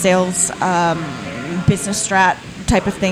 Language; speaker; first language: English; native; English